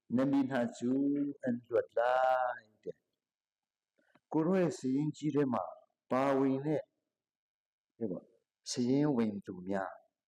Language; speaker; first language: Burmese; non-native, local second language; Hakha Chin